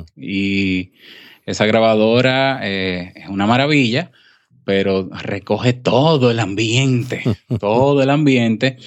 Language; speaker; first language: Spanish; native; Spanish